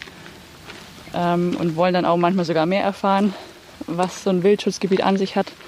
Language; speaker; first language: German; native; German